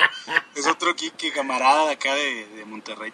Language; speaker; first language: Spanish; native; Spanish